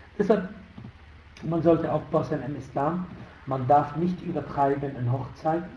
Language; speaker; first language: German; non-native, fluent; Arabic